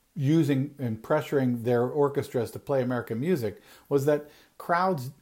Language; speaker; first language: English; native; English